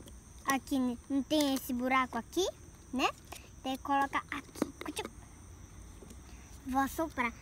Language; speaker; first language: Portuguese; early bilingual, heritage; Portuguese